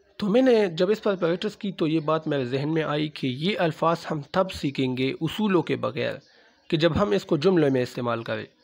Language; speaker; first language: Urdu; non-native, local second language; Pashto